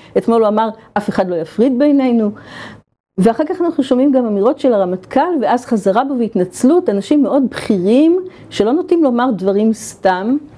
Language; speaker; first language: Hebrew; native; Hebrew